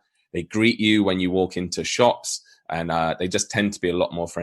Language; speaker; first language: English; native; English